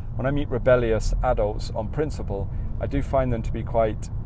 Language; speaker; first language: English; native; English